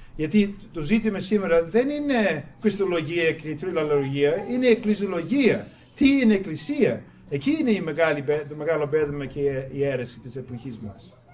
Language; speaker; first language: Greek; non-native, fluent; English